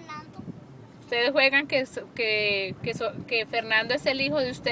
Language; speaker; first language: Spanish; native; Spanish